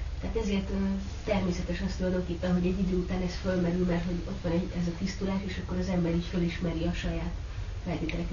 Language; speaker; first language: Hungarian; native; Hungarian